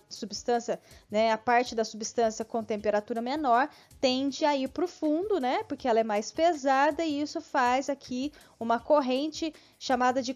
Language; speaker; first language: Portuguese; native; Portuguese